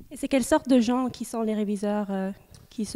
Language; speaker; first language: French; native; French